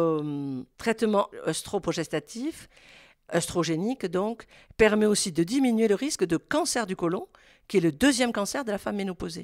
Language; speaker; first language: French; native; French